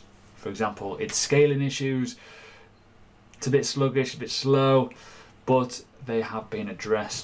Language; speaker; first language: English; native; English